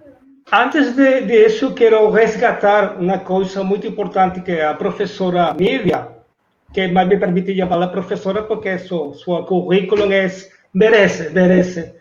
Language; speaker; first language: Portuguese; non-native, fluent; Spanish